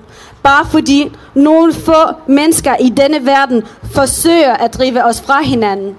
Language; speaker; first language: Danish; early bilingual, other home language; Arabic